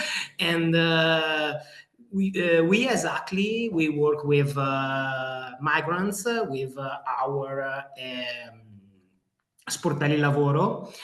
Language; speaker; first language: English; non-native, fluent; Italian